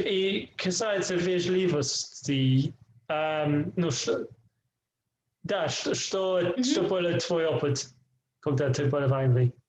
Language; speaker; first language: Russian; non-native, learner; English